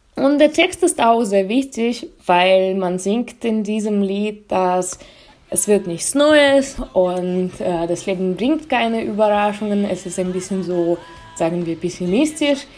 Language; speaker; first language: German; non-native, fluent; Russian